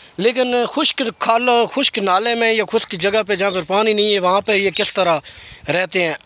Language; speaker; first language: Urdu; non-native, local second language; Punjabi